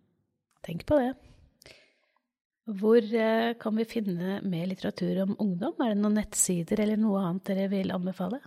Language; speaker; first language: Norwegian; native; Norwegian